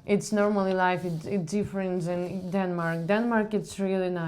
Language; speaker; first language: English; non-native, learner; Ukrainian